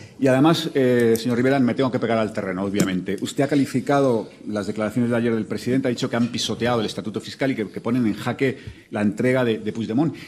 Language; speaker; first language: Spanish; native; Spanish